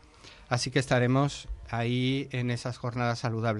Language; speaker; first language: Spanish; native; Spanish